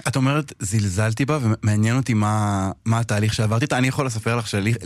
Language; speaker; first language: Hebrew; native; Hebrew